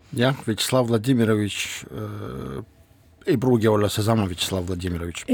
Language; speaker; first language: Estonian; non-native, local second language; Russian